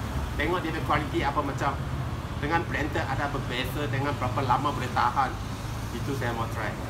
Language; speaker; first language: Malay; non-native, local second language; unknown